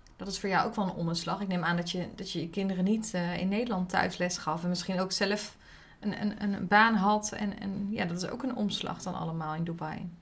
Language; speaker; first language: Dutch; native; Dutch